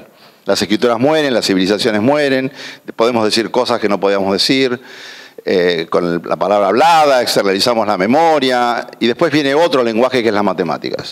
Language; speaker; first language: Spanish; native; Spanish